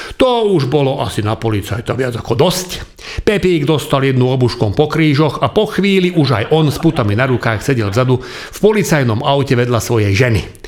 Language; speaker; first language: Slovak; non-native, local second language; Hungarian